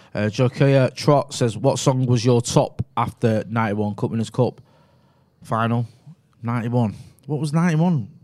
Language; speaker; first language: English; native; English